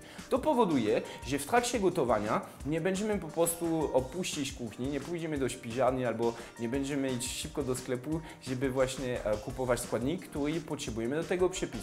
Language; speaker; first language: Polish; non-native, fluent; French